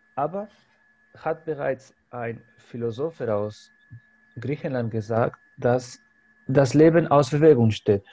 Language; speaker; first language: German; non-native, fluent; Spanish